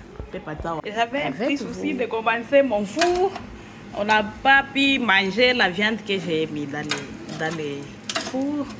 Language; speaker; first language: French; non-native, local second language; Swahili